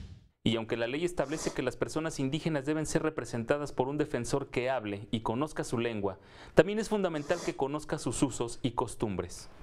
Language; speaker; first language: Spanish; native; Spanish